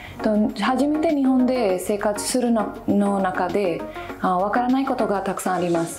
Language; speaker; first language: Japanese; non-native, learner; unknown